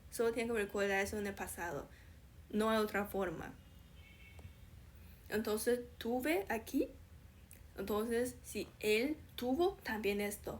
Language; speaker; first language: Spanish; non-native, fluent; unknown